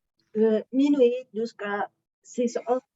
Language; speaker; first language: French; non-native, learner; Spanish